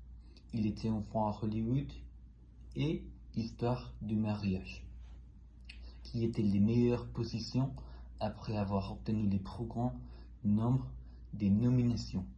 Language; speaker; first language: French; non-native, learner; Spanish